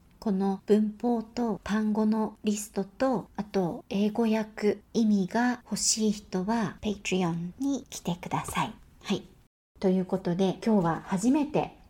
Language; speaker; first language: Japanese; native; Japanese